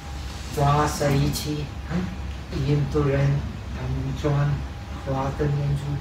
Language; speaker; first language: Chinese; non-native, fluent; Czech